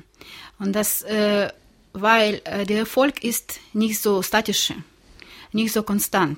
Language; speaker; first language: German; non-native, learner; Russian